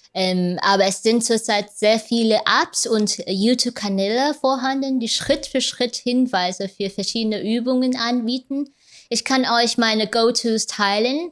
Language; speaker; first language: German; non-native, fluent; Vietnamese